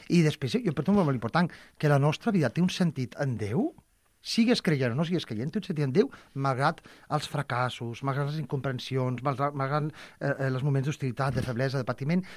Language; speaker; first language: Catalan; native; Catalan